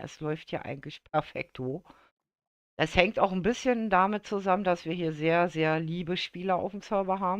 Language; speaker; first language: German; native; German